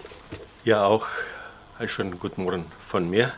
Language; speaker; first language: German; non-native, fluent; Russian